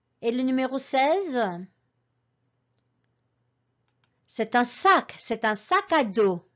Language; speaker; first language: French; non-native, fluent; English